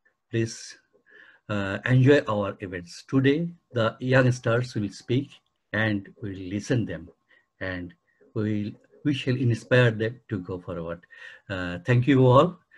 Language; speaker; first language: English; non-native, local second language; Bangla